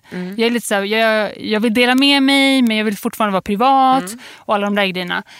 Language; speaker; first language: Swedish; early bilingual, other home language; Kurdish